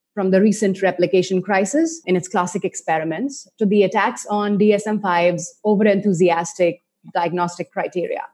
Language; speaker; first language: English; non-native, local second language; Hindi